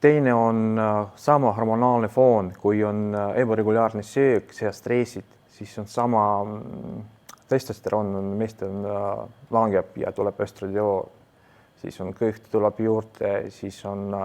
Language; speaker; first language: Estonian; non-native, local second language; Russian